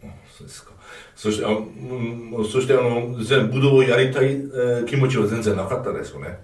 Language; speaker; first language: Japanese; non-native, fluent; Hungarian